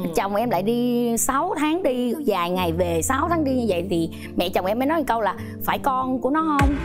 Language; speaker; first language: Vietnamese; non-native, local second language; Khmer